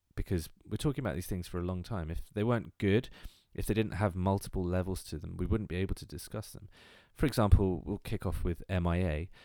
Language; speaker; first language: English; native; English